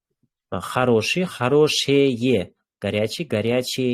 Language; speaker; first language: Russian; non-native, fluent; Uzbek